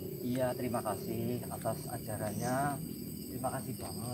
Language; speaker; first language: Indonesian; non-native, local second language; Javanese